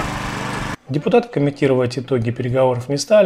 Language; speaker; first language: Russian; native; Russian